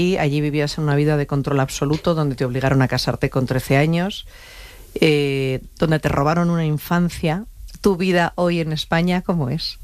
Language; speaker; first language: Spanish; native; Spanish